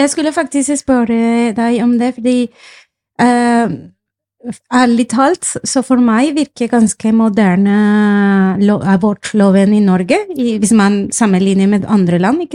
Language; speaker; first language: Norwegian; non-native, fluent; Spanish